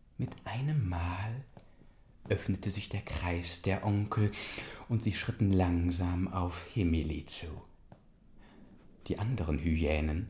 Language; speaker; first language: German; native; German